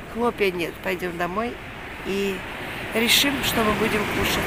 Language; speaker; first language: Russian; native; Russian